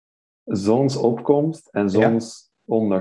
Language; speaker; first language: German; non-native, learner; Dutch